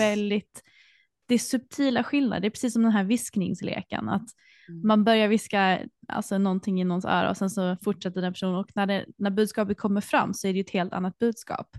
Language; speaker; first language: Swedish; native; Swedish